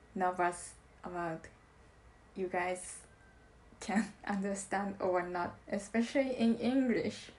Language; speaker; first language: English; non-native, learner; Japanese